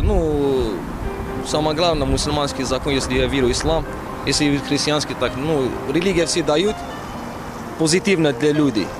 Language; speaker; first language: Russian; non-native, learner; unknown